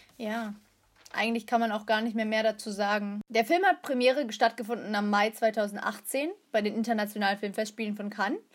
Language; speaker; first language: German; early bilingual, other home language; Turkish